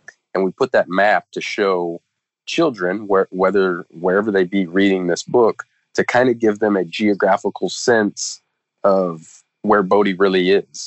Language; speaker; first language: English; native; English